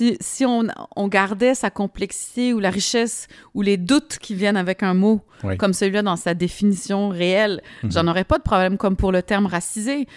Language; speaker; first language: French; native; French